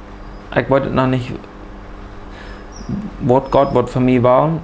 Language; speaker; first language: German; early bilingual, heritage; Plautdietsch